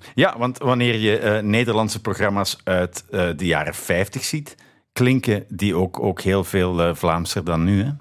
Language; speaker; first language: Dutch; native; Dutch